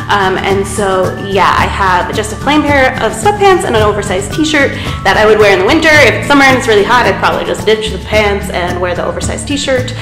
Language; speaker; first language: English; native; English